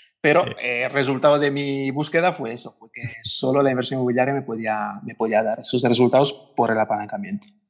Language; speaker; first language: Spanish; non-native, fluent; Italian